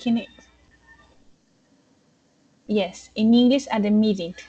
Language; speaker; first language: English; non-native, learner; Spanish